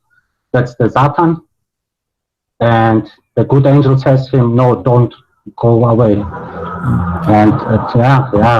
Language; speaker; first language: English; non-native, learner; Bosnian